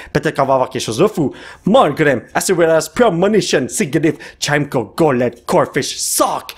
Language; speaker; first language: French; native; French